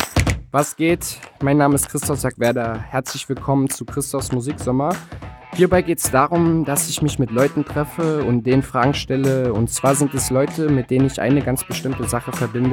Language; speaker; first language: German; native; German